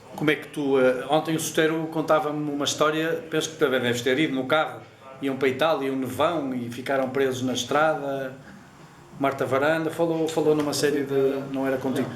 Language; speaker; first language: Portuguese; native; Portuguese